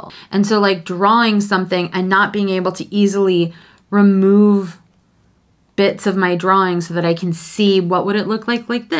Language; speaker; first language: English; native; English